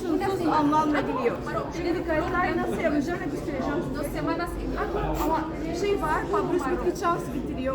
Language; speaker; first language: Turkish; non-native, learner; Arabic